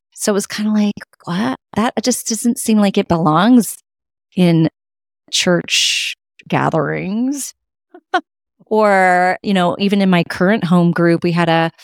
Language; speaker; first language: English; native; English